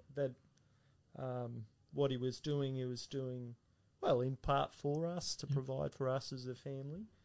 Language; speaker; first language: English; native; English